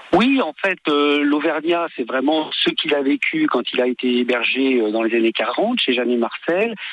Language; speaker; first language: French; native; French